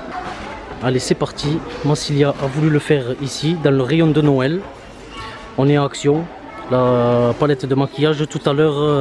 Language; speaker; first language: French; native; French